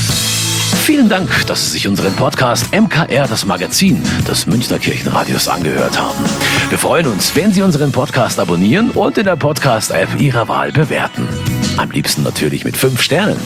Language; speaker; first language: German; native; German